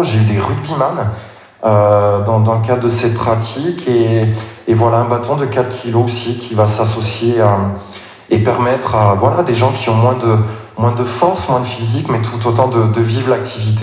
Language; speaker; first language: French; native; French